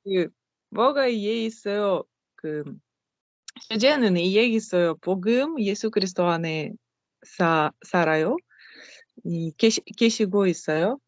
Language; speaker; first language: Korean; non-native, learner; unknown